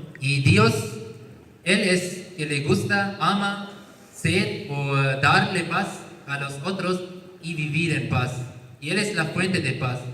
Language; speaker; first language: Spanish; non-native, learner; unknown